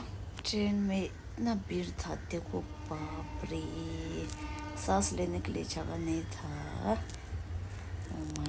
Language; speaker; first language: Hindi; non-native, fluent; Tibetan